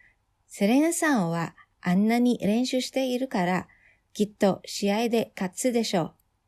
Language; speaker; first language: Japanese; non-native, fluent; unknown